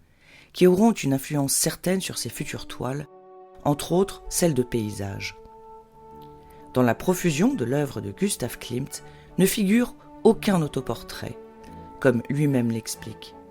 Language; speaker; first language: French; native; French